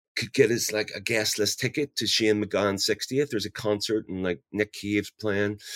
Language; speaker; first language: English; native; English